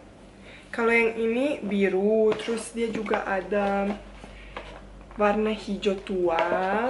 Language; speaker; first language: Indonesian; non-native, fluent; Bosnian